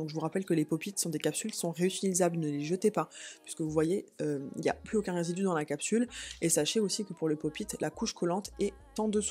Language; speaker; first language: French; native; French